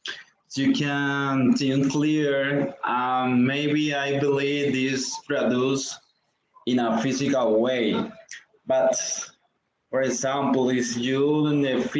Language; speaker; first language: English; non-native, learner; Spanish